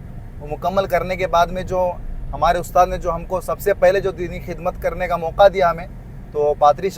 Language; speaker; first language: Hindi; native; Hindi